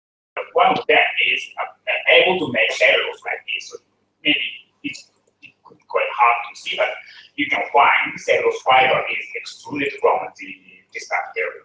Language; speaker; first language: English; non-native, fluent; Japanese